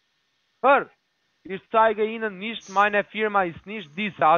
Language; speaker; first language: German; non-native, learner; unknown